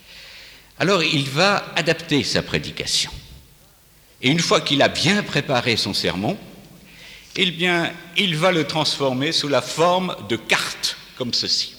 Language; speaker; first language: French; native; French